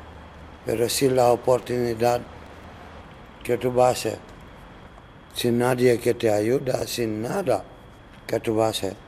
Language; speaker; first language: Spanish; non-native, learner; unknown